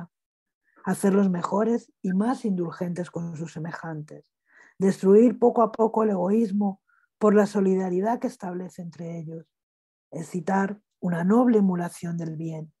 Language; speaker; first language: Spanish; native; Spanish